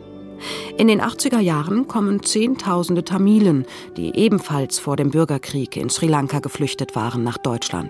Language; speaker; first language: German; native; German